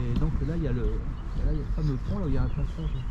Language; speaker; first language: French; native; French